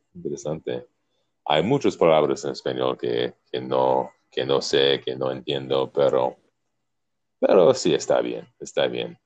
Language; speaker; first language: Spanish; non-native, learner; English